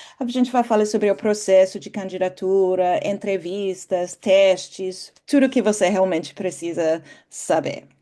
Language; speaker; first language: Portuguese; non-native, fluent; English